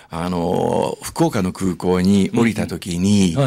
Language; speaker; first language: Japanese; native; Japanese